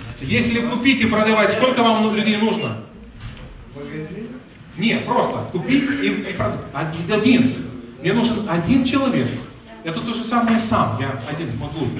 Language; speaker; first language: Russian; non-native, fluent; Lithuanian